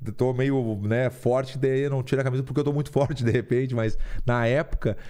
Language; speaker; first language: Portuguese; native; Portuguese